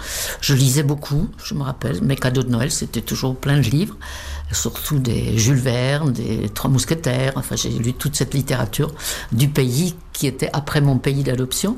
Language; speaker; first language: French; non-native, fluent; Czech